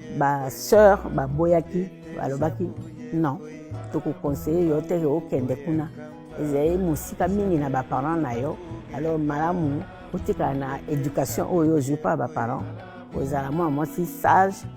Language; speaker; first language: Lingala; non-native, local second language; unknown